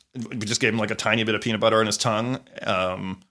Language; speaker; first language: English; native; English